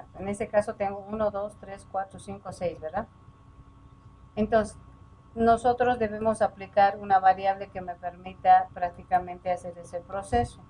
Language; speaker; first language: Spanish; native; Spanish